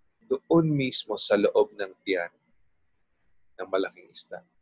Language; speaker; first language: Filipino; native; Filipino